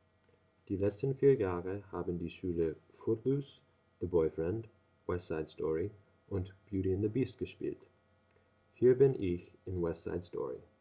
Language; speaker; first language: German; non-native, learner; English